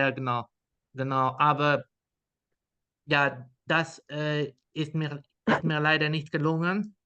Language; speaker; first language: German; non-native, learner; Dutch